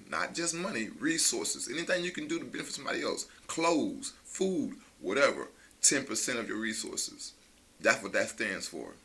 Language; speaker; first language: English; native; English